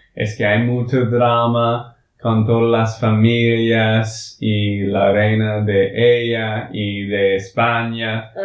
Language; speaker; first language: Spanish; non-native, learner; English